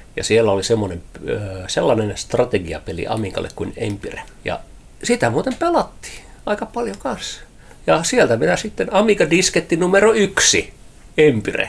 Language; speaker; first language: Finnish; native; Finnish